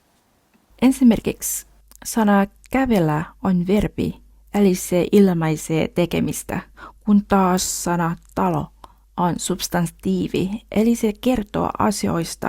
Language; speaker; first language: Finnish; non-native, fluent; Vietnamese